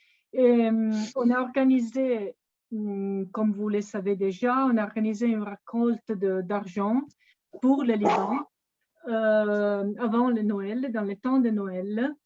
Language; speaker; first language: French; non-native, fluent; Italian